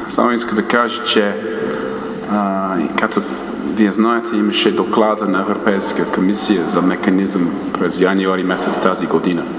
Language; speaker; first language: Bulgarian; non-native, fluent; English